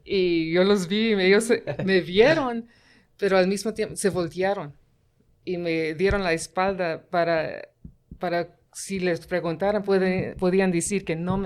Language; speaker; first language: Spanish; early bilingual, heritage; Spanish